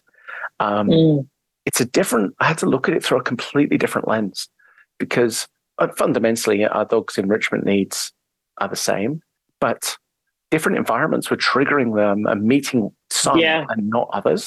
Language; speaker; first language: English; native; English